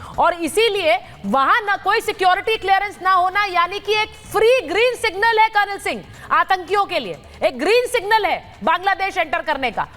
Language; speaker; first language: Hindi; native; Hindi